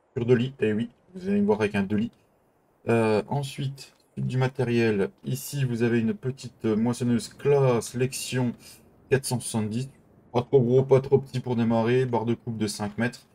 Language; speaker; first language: French; native; French